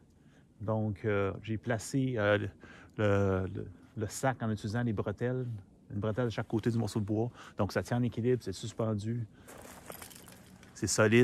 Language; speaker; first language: French; native; French